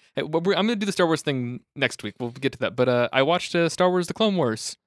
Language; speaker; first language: English; native; English